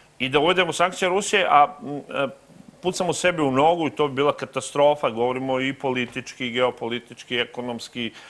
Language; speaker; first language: Serbian; native; Serbian